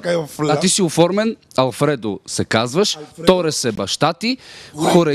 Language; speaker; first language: Bulgarian; native; Bulgarian